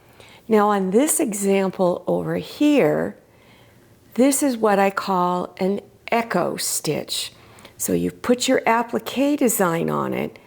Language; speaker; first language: English; native; English